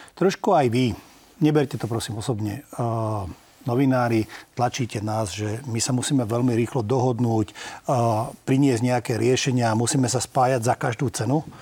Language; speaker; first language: Slovak; non-native, local second language; Hungarian